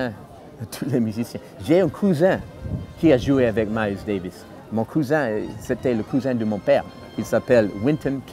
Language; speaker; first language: French; non-native, fluent; English